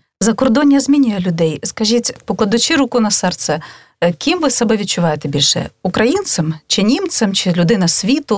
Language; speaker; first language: Ukrainian; native; Ukrainian